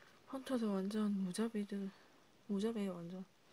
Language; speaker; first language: Korean; native; Korean